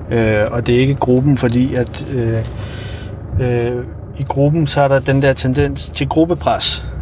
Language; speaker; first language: Danish; early bilingual, other home language; Albanian